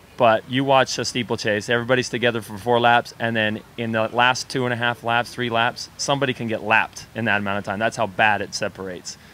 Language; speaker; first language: English; native; English